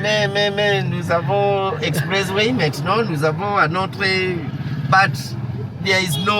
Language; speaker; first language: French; non-native, learner; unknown